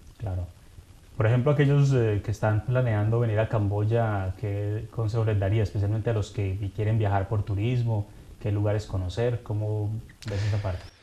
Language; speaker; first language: Spanish; native; Spanish